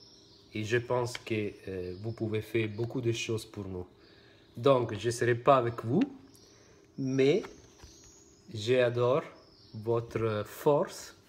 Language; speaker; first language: French; non-native, fluent; Italian